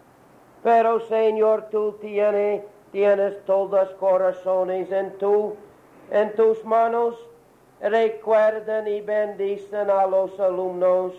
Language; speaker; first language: Spanish; non-native, learner; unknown